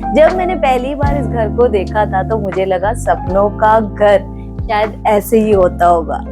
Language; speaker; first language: Hindi; native; Hindi